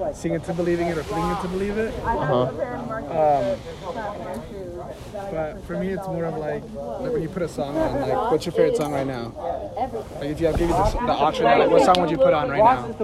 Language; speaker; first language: English; native; English